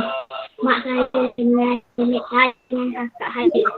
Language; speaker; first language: Malay; native; Malay